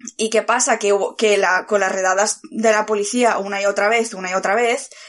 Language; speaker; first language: Spanish; early bilingual, other home language; Bulgarian